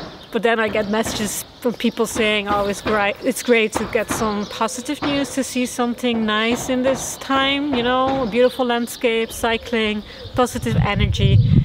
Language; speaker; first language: English; non-native, fluent; Dutch